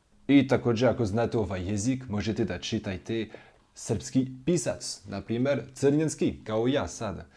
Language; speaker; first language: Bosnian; non-native, fluent; French